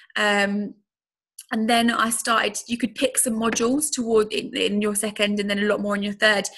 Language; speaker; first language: English; native; English